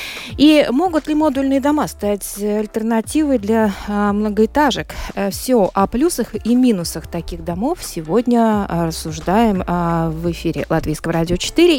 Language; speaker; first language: Russian; native; Russian